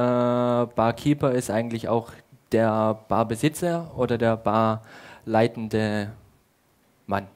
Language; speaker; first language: German; native; German